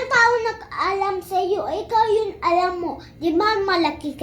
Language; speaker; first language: Filipino; non-native, learner; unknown